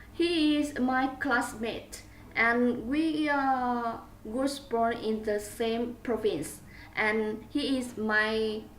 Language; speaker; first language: English; non-native, learner; Vietnamese